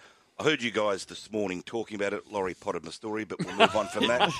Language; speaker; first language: English; native; English